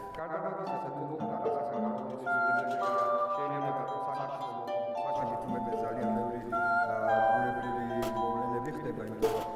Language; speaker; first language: Georgian; native; Georgian